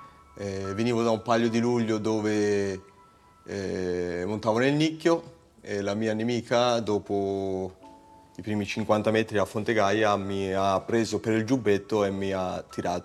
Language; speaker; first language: Italian; native; Italian